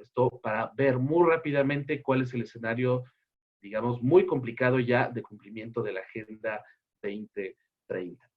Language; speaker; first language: Spanish; native; Spanish